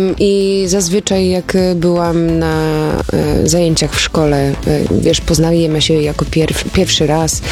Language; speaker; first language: Polish; early bilingual, heritage; Polish